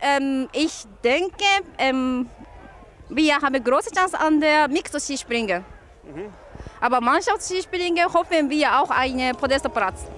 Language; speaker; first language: German; non-native, learner; Japanese